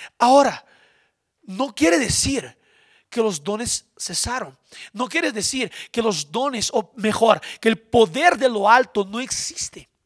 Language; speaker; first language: Spanish; non-native, fluent; Portuguese